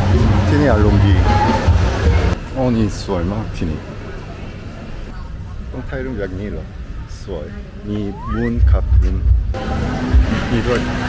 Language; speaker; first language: Thai; non-native, learner; Korean